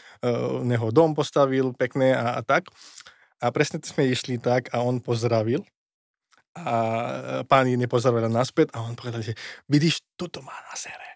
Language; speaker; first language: Slovak; non-native, fluent; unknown